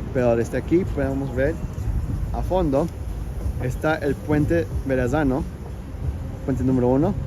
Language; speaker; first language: Spanish; early bilingual, heritage; Spanish